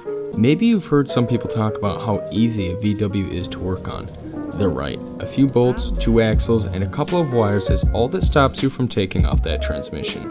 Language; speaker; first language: English; native; English